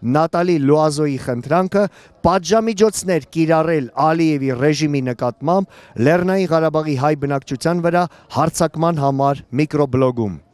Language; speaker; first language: Armenian; native; Armenian